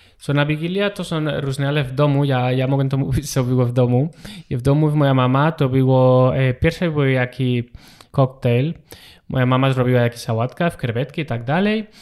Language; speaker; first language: Polish; non-native, learner; Spanish